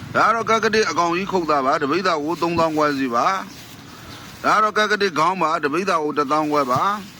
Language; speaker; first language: Burmese; native; Burmese